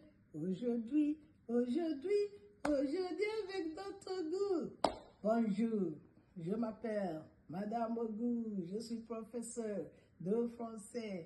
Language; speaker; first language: French; non-native, fluent; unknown